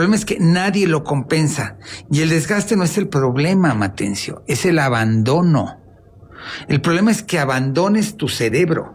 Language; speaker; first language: Spanish; native; Spanish